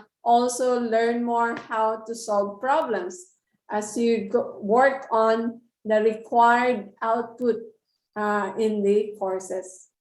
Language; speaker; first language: English; non-native, local second language; Filipino